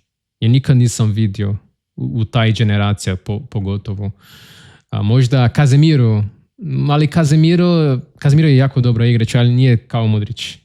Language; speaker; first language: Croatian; non-native, learner; Portuguese